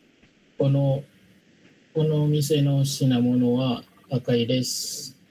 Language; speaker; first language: Japanese; non-native, learner; Indonesian